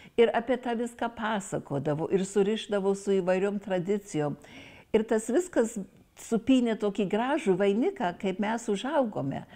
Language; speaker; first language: Lithuanian; early bilingual, heritage; Lithuanian